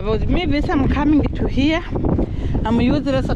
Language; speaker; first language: English; non-native, learner; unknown